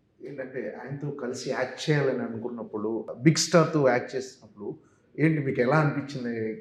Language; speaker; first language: Telugu; native; Telugu